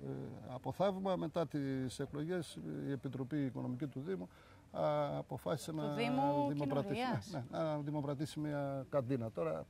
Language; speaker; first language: Greek; native; Greek